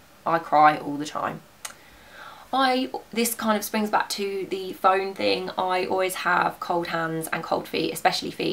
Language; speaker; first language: English; native; English